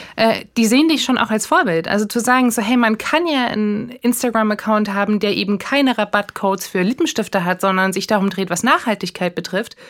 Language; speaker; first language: German; native; German